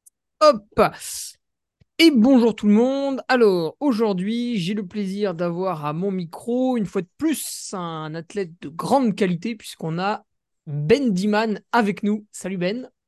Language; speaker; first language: French; native; French